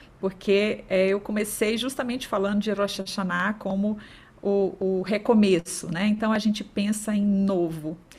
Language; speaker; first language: Portuguese; native; Portuguese